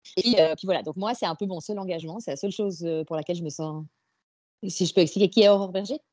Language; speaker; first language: French; native; French